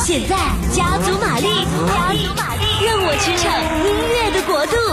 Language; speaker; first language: Chinese; native; Chinese